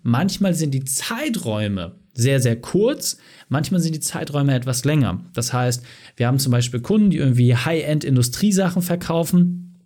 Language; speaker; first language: German; native; German